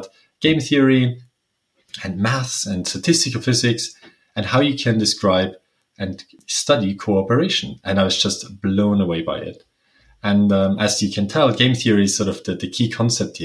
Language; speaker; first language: English; non-native, fluent; German